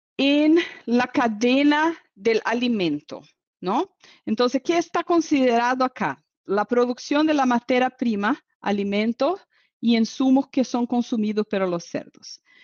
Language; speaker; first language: Spanish; non-native, fluent; Portuguese